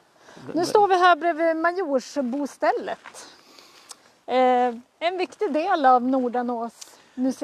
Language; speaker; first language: Swedish; native; Swedish